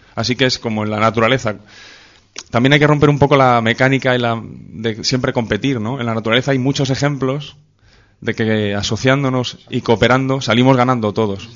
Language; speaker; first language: Spanish; native; Spanish